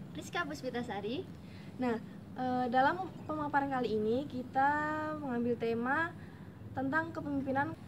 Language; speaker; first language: Indonesian; native; Indonesian